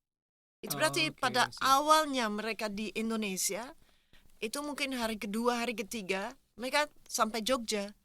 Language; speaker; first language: Indonesian; non-native, fluent; Dutch